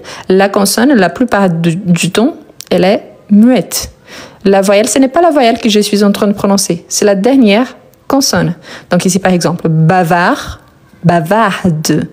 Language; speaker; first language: French; native; French